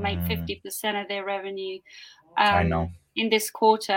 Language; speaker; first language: English; native; English